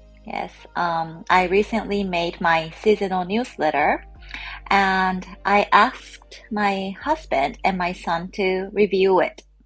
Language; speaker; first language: English; non-native, fluent; Japanese